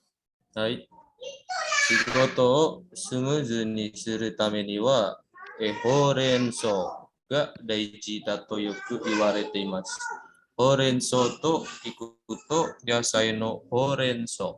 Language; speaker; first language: Japanese; non-native, learner; Indonesian